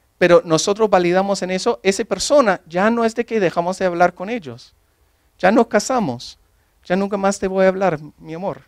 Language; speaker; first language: Spanish; non-native, fluent; English